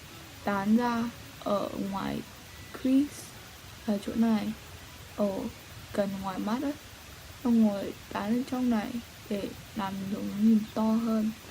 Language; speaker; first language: Vietnamese; early bilingual, heritage; Vietnamese